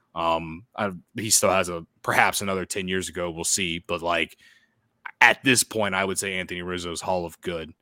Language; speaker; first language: English; native; English